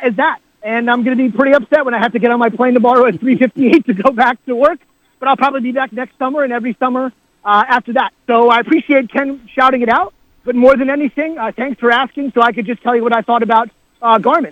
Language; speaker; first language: English; native; English